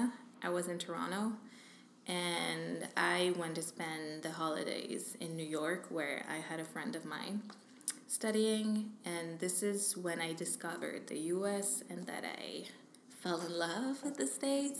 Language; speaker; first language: English; non-native, fluent; French